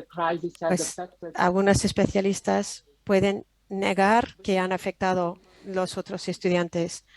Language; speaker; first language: Spanish; non-native, fluent; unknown